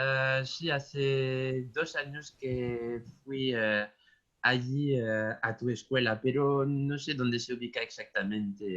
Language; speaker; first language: Spanish; non-native, fluent; French